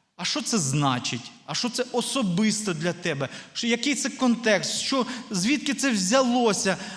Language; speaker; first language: Ukrainian; non-native, local second language; Russian